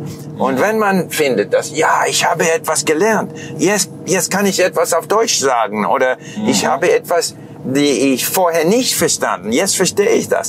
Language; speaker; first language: German; non-native, fluent; English